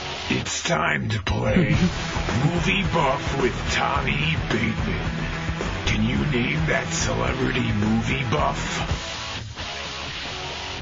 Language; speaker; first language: English; native; English